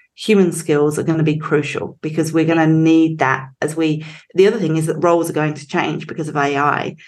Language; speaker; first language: English; native; English